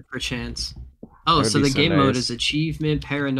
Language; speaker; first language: English; native; English